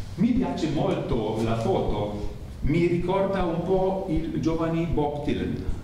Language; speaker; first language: Italian; non-native, learner; German